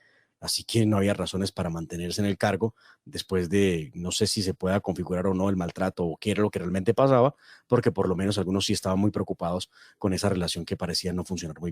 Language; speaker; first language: Spanish; native; Spanish